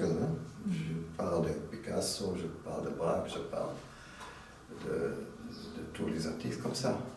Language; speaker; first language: French; non-native, fluent; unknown